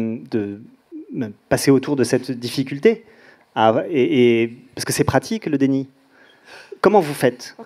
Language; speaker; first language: French; native; French